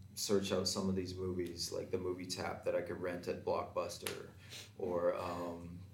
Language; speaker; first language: English; native; English